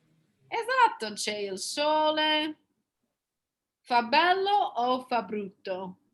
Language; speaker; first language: Italian; non-native, fluent; English